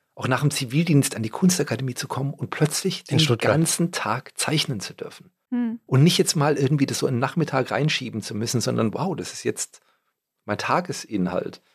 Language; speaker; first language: German; native; German